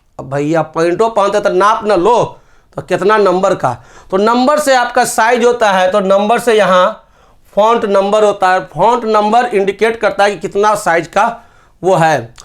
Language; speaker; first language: Hindi; native; Hindi